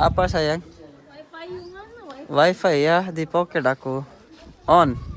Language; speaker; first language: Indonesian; non-native, learner; Urdu